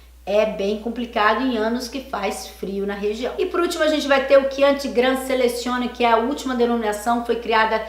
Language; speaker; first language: Portuguese; native; Portuguese